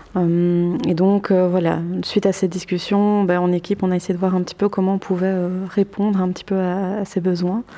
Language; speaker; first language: French; native; French